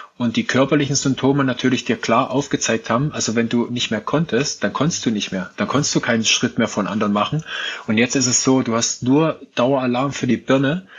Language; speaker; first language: German; native; German